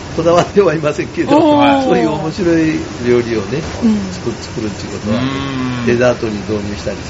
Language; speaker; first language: Japanese; native; Japanese